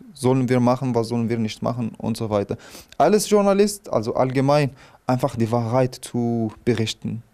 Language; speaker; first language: German; non-native, fluent; Arabic